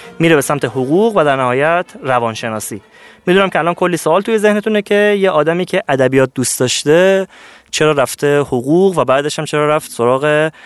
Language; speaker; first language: Persian; native; Persian